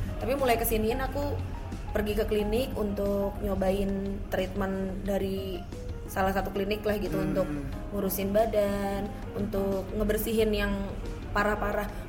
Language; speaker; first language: Indonesian; native; Indonesian